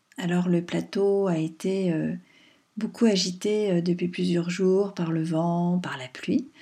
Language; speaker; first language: French; native; French